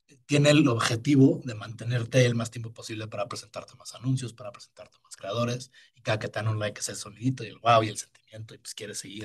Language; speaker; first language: Spanish; native; Spanish